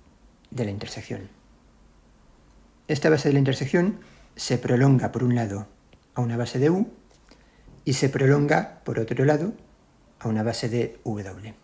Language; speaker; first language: Spanish; native; Spanish